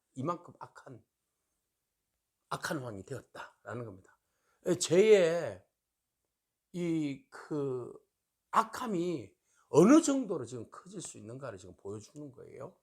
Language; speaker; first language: Korean; native; Korean